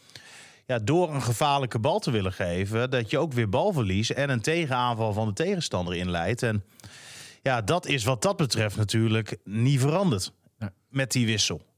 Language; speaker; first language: Dutch; native; Dutch